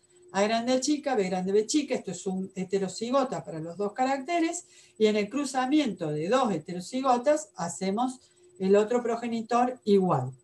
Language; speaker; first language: Spanish; native; Spanish